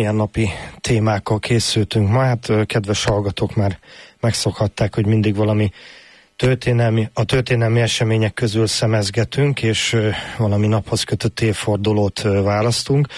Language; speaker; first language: Hungarian; native; Hungarian